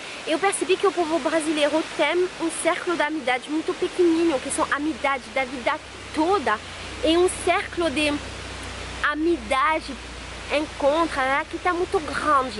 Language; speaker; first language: Portuguese; non-native, fluent; French